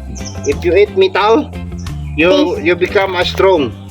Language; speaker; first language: English; non-native, local second language; Filipino